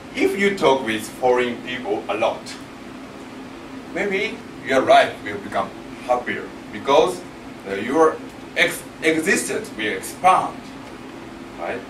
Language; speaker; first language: English; non-native, learner; Japanese